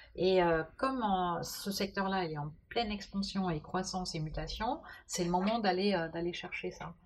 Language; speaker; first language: French; non-native, fluent; German